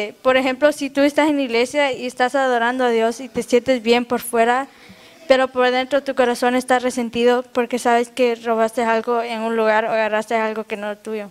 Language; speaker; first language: Spanish; early bilingual, other home language; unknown